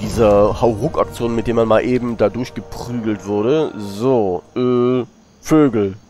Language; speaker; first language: German; native; German